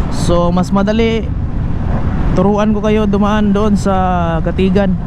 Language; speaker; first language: Filipino; non-native, local second language; Cebuano